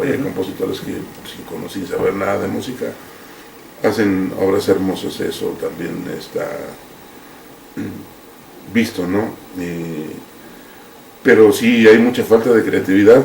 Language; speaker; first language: Spanish; native; Spanish